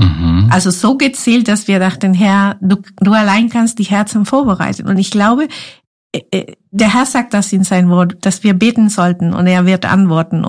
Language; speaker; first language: German; non-native, fluent; Spanish